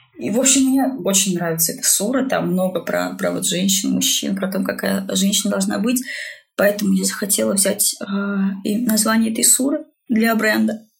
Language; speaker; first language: Russian; native; Russian